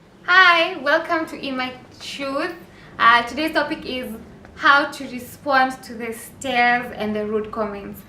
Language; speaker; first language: English; non-native, local second language; Swahili